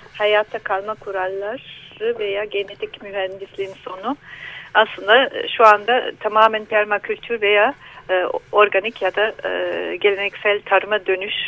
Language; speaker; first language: Turkish; non-native, learner; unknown